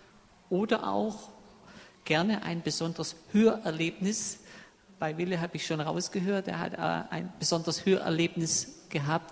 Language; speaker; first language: German; native; German